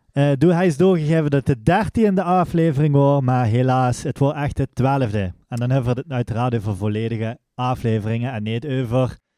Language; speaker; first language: Dutch; non-native, local second language; Limburgish